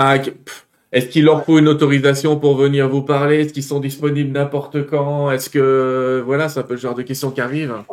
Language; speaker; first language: French; native; French